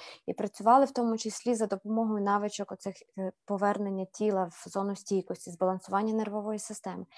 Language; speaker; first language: Ukrainian; native; Ukrainian